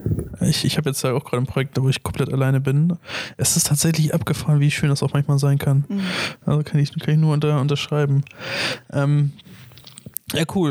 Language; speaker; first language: German; native; German